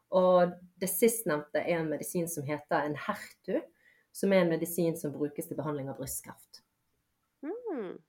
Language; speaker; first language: Norwegian; early bilingual, other home language; Bosnian